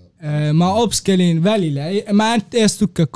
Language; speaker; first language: Finnish; non-native, learner; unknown